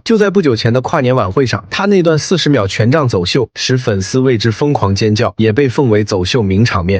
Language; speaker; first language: Chinese; native; Chinese